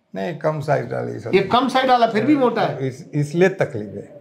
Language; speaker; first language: Hindi; non-native, local second language; Gujarati